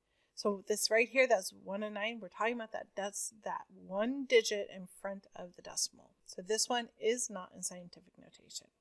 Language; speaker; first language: English; native; English